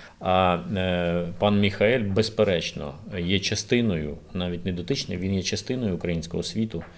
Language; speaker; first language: Ukrainian; native; Ukrainian